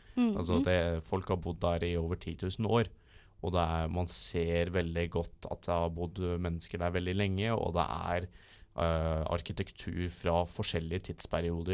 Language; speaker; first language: Norwegian; native; Norwegian